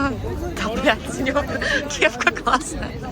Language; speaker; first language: Russian; native; Russian